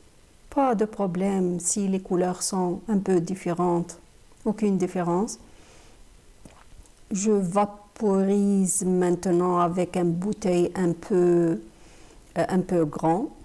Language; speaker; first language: French; non-native, fluent; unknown